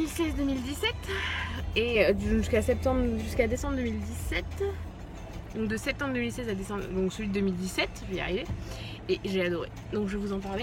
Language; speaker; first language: French; native; French